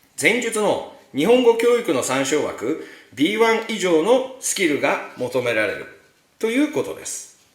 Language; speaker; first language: Japanese; native; Japanese